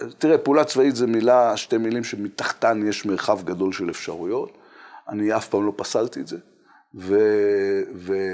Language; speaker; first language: Hebrew; native; Hebrew